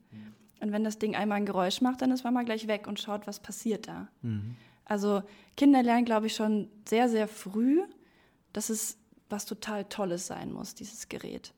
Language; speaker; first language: German; native; German